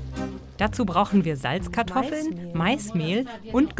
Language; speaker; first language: German; native; German